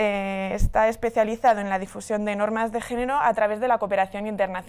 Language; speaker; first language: Spanish; native; Spanish